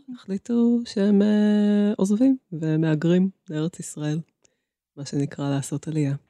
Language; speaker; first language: Hebrew; early bilingual, other home language; Russian